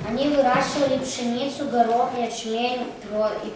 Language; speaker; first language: Russian; native; Russian